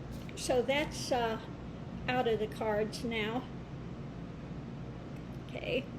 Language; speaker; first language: English; native; English